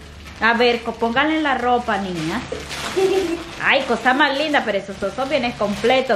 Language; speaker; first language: Spanish; native; Spanish